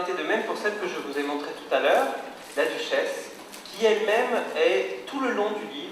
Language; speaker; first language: French; native; French